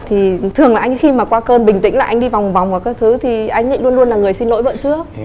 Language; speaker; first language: Vietnamese; native; Vietnamese